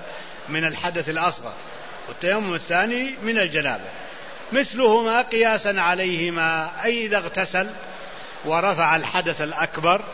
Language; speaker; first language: Arabic; native; Arabic